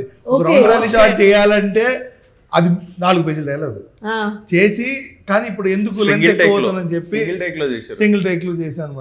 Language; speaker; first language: Telugu; native; Telugu